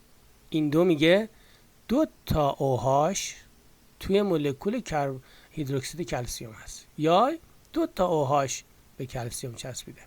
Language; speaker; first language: Persian; native; Persian